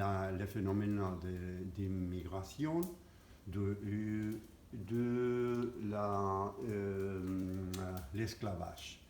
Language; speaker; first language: French; non-native, fluent; Spanish